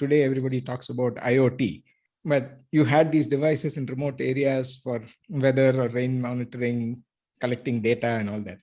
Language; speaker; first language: English; non-native, local second language; Tamil